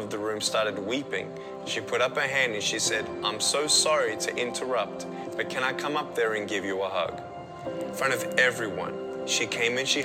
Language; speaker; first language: English; native; English